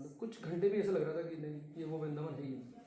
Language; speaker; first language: Hindi; native; Hindi